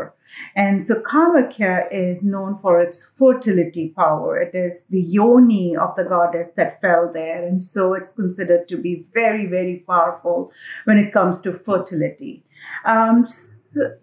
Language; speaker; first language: English; non-native, local second language; Assamese